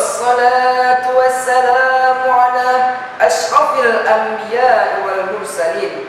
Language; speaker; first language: Arabic; non-native, learner; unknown